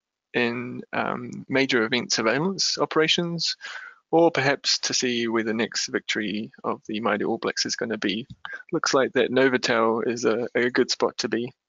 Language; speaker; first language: English; native; English